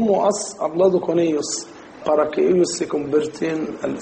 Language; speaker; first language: Spanish; non-native, learner; Arabic